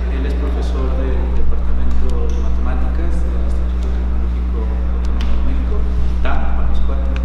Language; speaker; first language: Spanish; native; Spanish